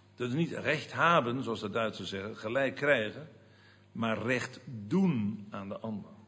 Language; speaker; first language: Dutch; native; Dutch